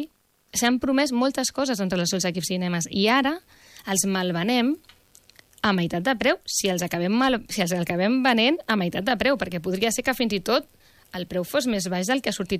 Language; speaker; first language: Catalan; native; Catalan